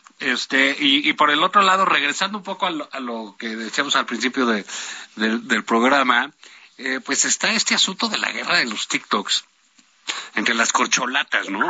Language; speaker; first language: Spanish; native; Spanish